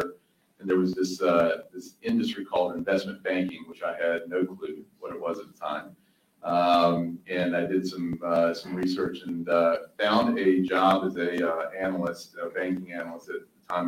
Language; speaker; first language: English; native; English